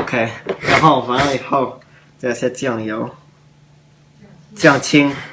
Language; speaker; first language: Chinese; non-native, learner; English